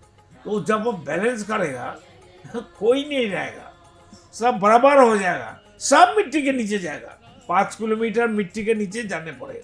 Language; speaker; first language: Hindi; non-native, local second language; Bangla